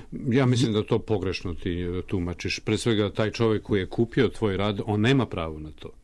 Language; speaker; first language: Serbian; native; Serbian